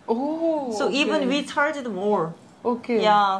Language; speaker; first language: English; non-native, learner; Korean